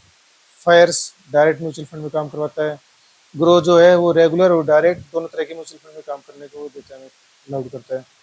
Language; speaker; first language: Hindi; native; Hindi